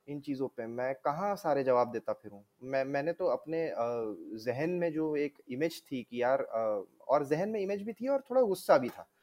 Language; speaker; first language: Hindi; native; Hindi